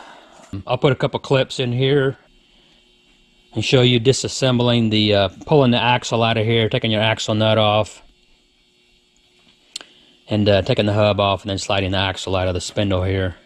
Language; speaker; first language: English; native; English